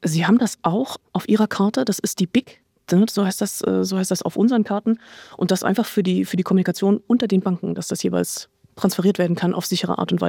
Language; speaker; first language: German; native; German